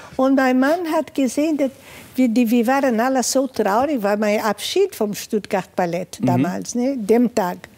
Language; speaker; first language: German; non-native, fluent; Portuguese